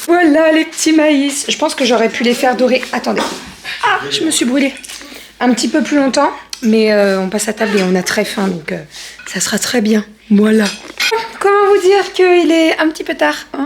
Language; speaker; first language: French; native; French